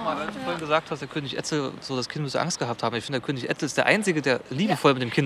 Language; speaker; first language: German; native; German